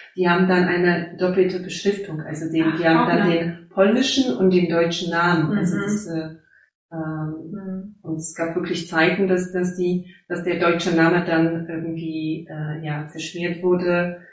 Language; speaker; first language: German; early bilingual, heritage; German